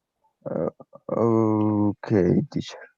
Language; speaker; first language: English; non-native, learner; Spanish